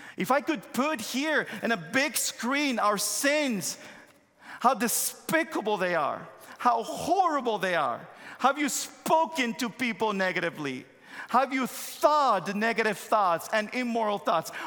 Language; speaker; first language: English; non-native, fluent; Spanish